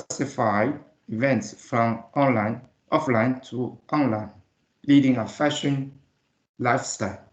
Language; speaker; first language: English; non-native, learner; Chinese